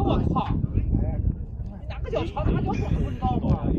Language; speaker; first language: Chinese; native; Chinese